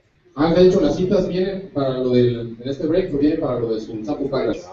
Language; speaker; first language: Spanish; native; Spanish